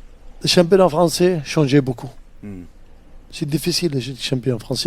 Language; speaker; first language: French; non-native, fluent; Arabic